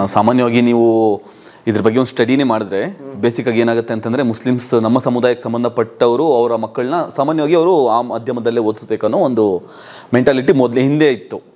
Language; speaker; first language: Kannada; non-native, local second language; Urdu